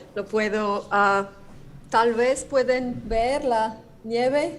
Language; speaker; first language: Spanish; non-native, learner; French